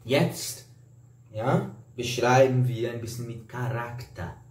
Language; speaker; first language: German; non-native, fluent; Portuguese